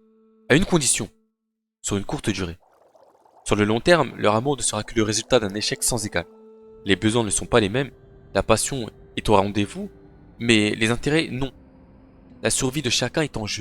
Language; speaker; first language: French; native; French